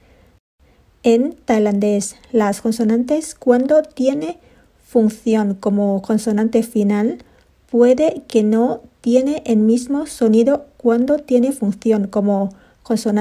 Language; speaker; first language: Spanish; non-native, fluent; Thai